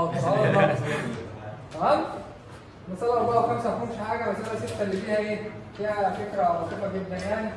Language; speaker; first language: Arabic; native; Arabic